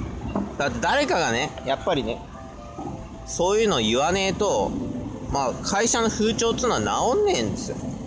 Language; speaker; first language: Japanese; native; Japanese